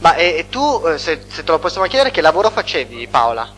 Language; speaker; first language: Italian; native; Italian